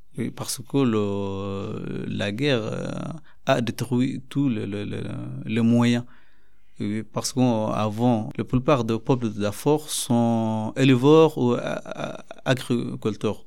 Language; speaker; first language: French; non-native, learner; Arabic